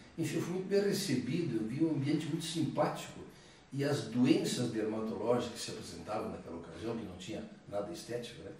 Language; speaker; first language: Portuguese; early bilingual, other home language; Italian